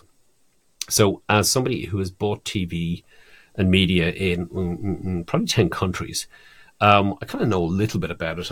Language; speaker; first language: English; native; English